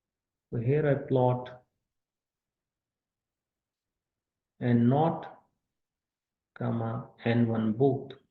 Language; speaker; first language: English; non-native, local second language; Kashmiri